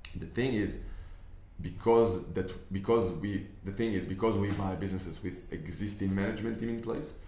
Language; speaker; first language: English; non-native, fluent; Hebrew